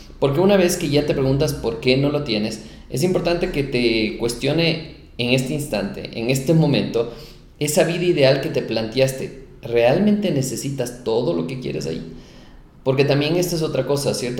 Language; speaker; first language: Spanish; native; Spanish